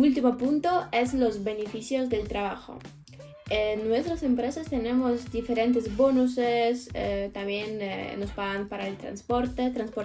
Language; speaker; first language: Spanish; non-native, fluent; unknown